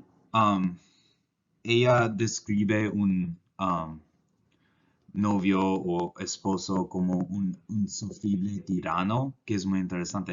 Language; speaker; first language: Spanish; non-native, learner; English